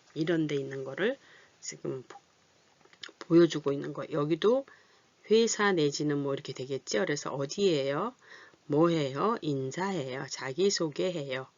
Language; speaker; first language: Korean; native; Korean